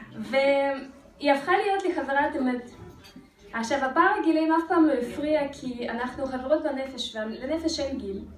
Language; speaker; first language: Hebrew; non-native, fluent; Russian